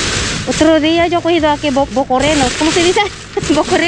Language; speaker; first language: Spanish; non-native, learner; Filipino